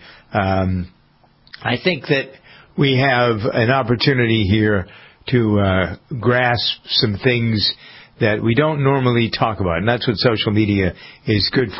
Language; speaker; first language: English; native; English